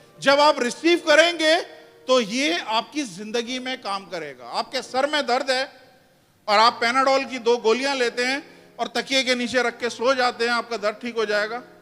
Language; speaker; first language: Urdu; non-native, local second language; Punjabi